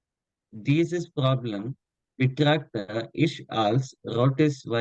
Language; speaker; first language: German; non-native, learner; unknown